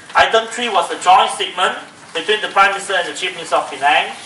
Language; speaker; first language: English; non-native, local second language; Chinese